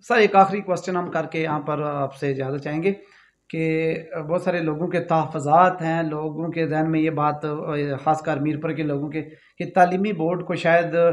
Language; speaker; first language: Urdu; non-native, local second language; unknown